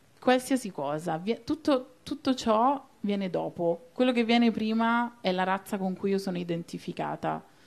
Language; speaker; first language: Italian; native; Italian